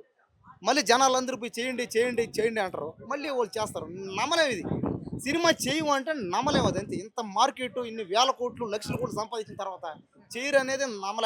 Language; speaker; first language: Telugu; native; Telugu